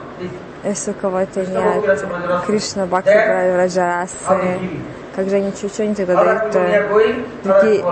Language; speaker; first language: Russian; non-native, learner; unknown